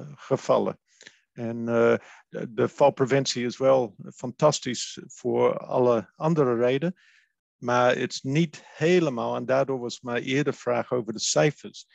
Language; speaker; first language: Dutch; non-native, fluent; English